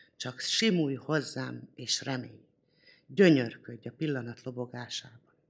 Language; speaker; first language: Hungarian; non-native, local second language; Romany